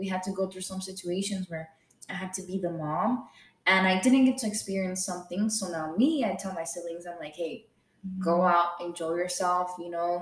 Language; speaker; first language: English; non-native, fluent; Spanish